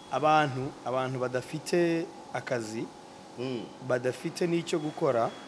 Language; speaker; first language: Kinyarwanda; native; Kinyarwanda